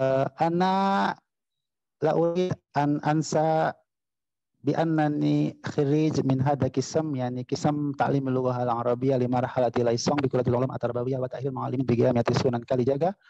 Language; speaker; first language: Arabic; non-native, fluent; Indonesian